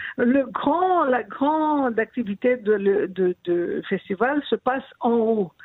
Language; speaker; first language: French; non-native, fluent; Portuguese